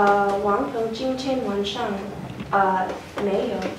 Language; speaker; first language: Chinese; non-native, learner; English